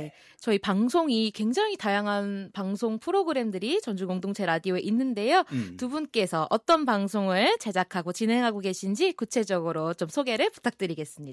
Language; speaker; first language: Korean; native; Korean